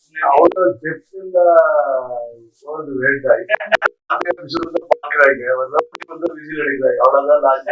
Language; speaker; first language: Tamil; non-native, learner; Kannada